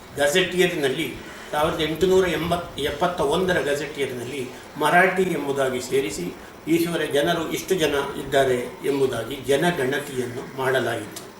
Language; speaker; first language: Kannada; non-native, local second language; Marathi